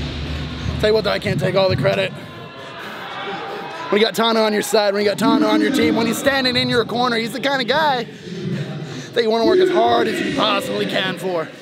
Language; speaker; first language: English; native; English